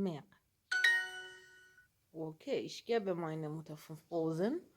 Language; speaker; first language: German; non-native, learner; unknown